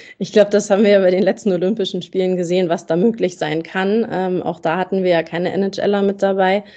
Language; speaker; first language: German; native; German